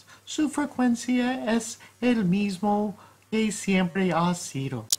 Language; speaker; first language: Spanish; non-native, learner; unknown